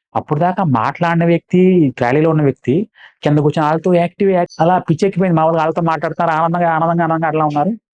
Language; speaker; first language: Telugu; non-native, local second language; Malayalam